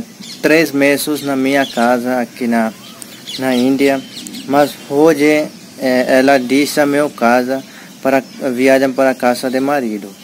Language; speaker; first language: Portuguese; non-native, learner; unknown